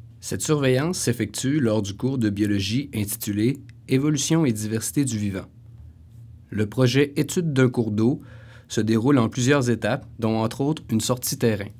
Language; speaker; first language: French; native; French